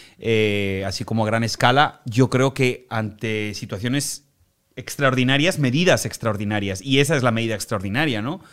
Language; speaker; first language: Spanish; native; Spanish